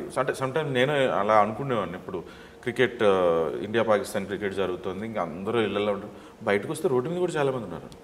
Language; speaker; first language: Telugu; native; Telugu